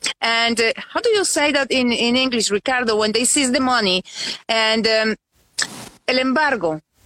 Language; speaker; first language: English; non-native, fluent; Spanish